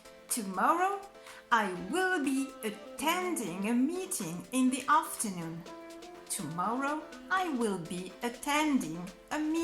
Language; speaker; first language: English; non-native, fluent; French